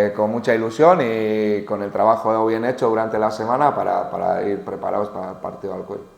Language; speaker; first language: Spanish; native; Spanish